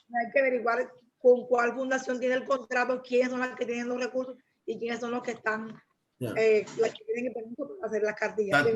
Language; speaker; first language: Spanish; native; Spanish